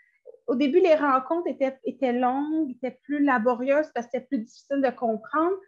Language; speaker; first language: French; native; French